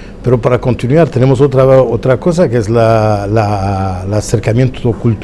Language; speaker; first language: Spanish; non-native, fluent; Arabic